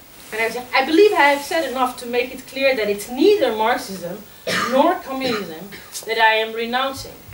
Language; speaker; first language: English; non-native, fluent; Dutch